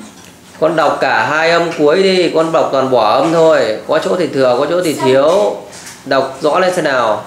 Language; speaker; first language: Vietnamese; native; Vietnamese